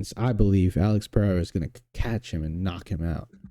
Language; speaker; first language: English; native; English